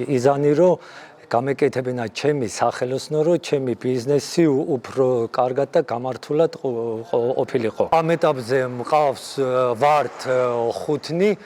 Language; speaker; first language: Georgian; non-native, local second language; Azerbaijani